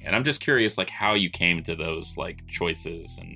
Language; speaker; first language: English; native; English